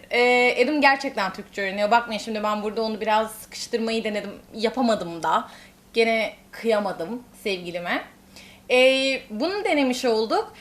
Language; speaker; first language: Turkish; native; Turkish